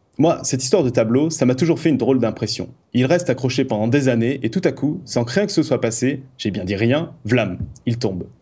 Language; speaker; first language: French; native; French